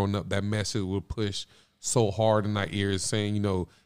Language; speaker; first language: English; early bilingual, other home language; Spanish